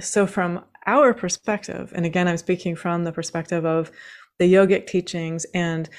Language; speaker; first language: English; native; English